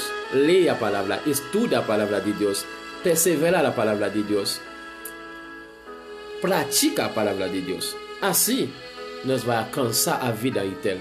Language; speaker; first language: Portuguese; non-native, learner; Haitian Creole